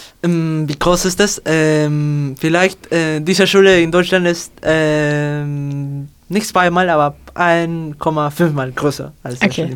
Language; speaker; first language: German; non-native, learner; Spanish